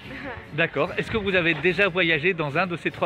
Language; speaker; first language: French; native; French